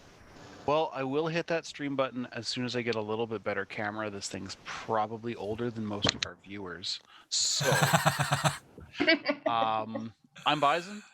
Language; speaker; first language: English; native; English